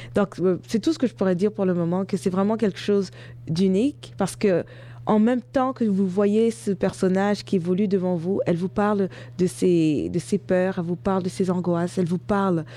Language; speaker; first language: French; native; French